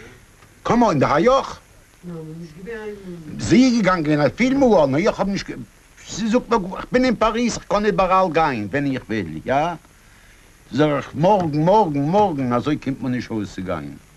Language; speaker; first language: German; non-native, learner; Polish